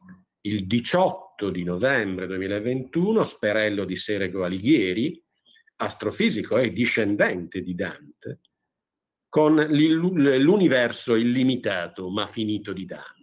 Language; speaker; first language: Italian; native; Italian